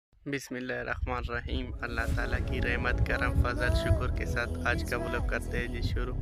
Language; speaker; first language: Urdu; non-native, local second language; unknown